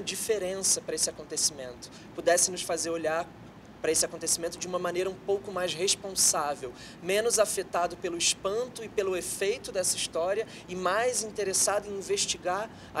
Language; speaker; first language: Portuguese; native; Portuguese